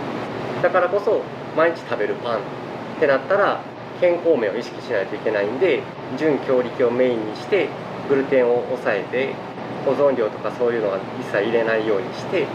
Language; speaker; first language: Japanese; native; Japanese